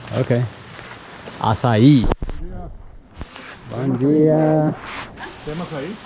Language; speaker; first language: Portuguese; non-native, learner; Turkish